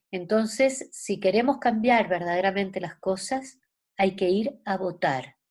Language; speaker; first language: Spanish; native; Spanish